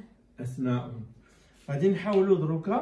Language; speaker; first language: Arabic; native; Arabic